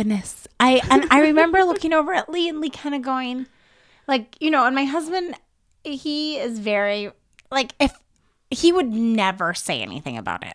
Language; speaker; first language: English; native; English